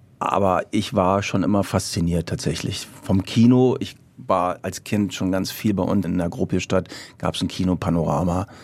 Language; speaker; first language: German; early bilingual, other home language; Croatian